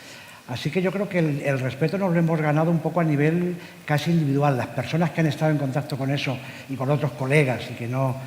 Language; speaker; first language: Spanish; native; Spanish